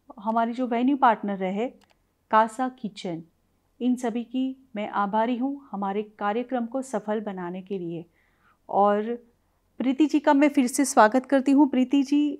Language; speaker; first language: Hindi; non-native, local second language; Gujarati